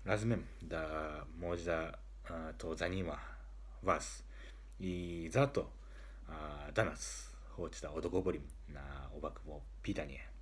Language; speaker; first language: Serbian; non-native, learner; Japanese